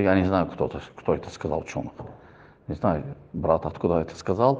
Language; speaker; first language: Russian; non-native, fluent; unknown